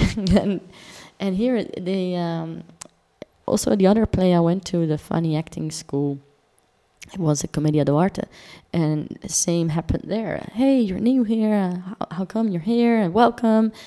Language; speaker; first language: English; non-native, fluent; Dutch